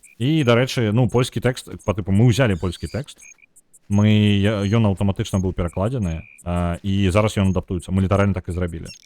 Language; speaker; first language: Belarusian; non-native, local second language; Russian